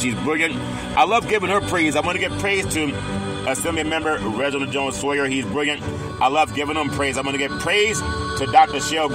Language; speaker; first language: English; native; English